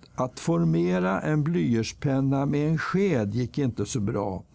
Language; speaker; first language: Swedish; native; Swedish